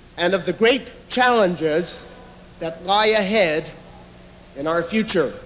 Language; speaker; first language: English; native; English